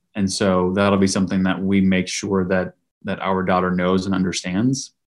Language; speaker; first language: English; native; English